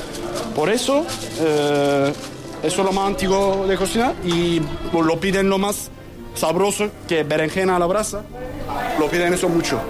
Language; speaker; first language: Spanish; non-native, learner; Turkish